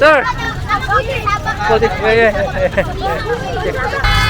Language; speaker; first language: Korean; native; Korean